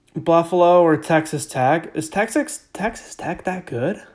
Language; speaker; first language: English; native; English